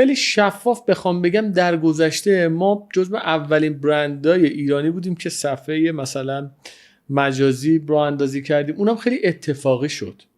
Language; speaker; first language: Persian; native; Persian